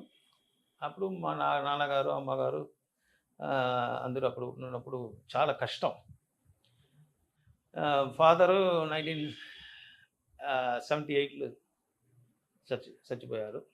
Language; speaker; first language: Telugu; non-native, learner; Tamil